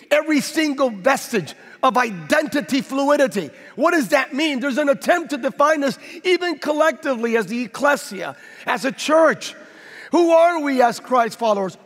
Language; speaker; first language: English; native; English